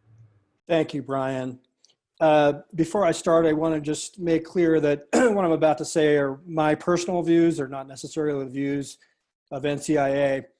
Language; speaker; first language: English; native; English